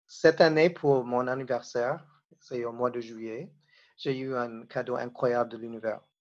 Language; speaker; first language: French; non-native, fluent; English